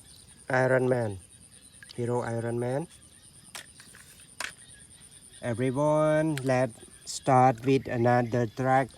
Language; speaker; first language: English; non-native, learner; Indonesian